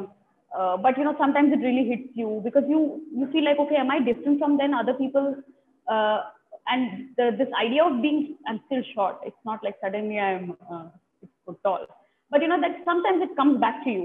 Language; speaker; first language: English; non-native, local second language; Tamil